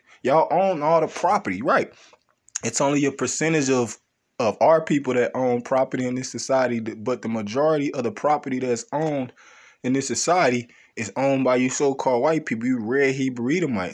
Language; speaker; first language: English; native; English